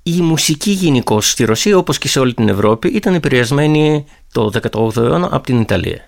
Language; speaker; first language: Greek; non-native, fluent; Russian